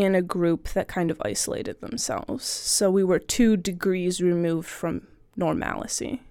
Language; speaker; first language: English; native; English